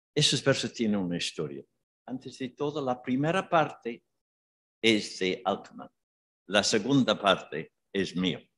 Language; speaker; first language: Spanish; non-native, fluent; English